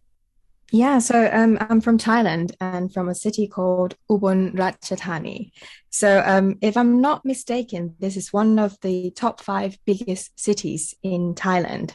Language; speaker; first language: English; non-native, fluent; Thai